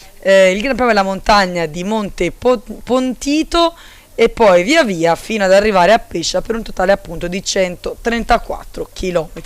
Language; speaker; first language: Italian; native; Italian